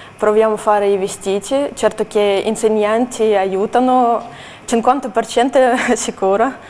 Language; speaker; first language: Italian; non-native, fluent; Russian